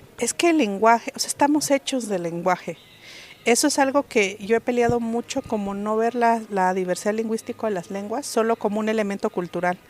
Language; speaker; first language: Spanish; non-native, local second language; Mixtepec Mixtec